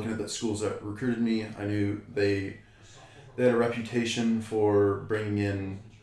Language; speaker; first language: English; native; English